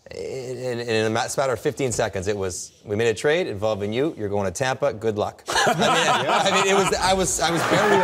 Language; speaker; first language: English; native; English